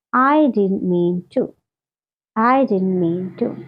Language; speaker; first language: English; non-native, local second language; Malayalam